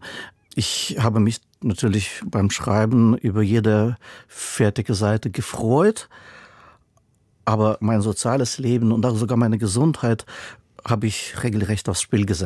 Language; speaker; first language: German; non-native, fluent; Russian